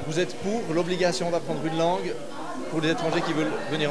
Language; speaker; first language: French; native; French